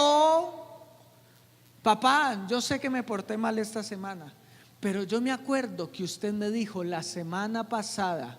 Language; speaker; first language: Spanish; native; Spanish